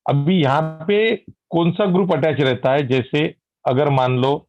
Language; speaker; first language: Hindi; non-native, local second language; Marathi